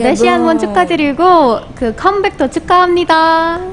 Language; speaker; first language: Korean; non-native, fluent; Indonesian